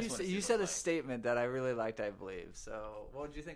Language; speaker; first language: English; native; English